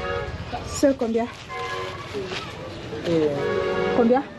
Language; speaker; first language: French; non-native, learner; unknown